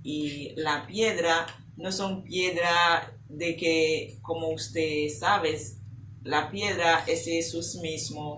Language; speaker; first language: Spanish; non-native, learner; Haitian Creole